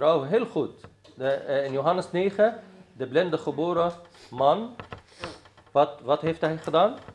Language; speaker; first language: Dutch; non-native, fluent; Arabic